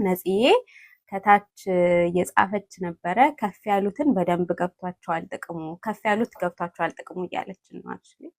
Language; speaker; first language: Amharic; early bilingual, heritage; Amharic